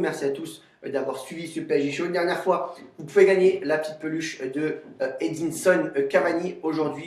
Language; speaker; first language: French; native; French